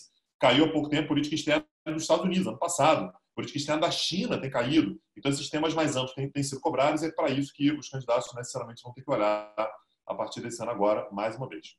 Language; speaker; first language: Portuguese; native; Portuguese